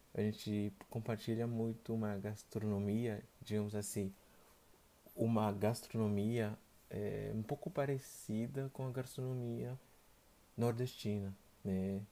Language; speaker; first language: Portuguese; non-native, fluent; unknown